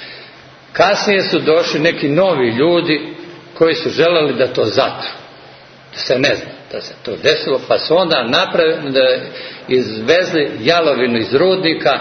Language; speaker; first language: Serbian; native; Serbian